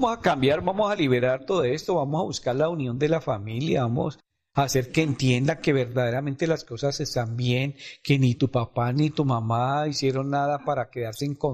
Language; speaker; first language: Spanish; native; Spanish